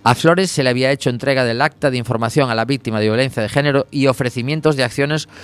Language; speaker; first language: Spanish; non-native, local second language; Galician